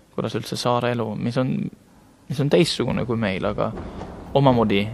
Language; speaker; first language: Estonian; non-native, fluent; Norwegian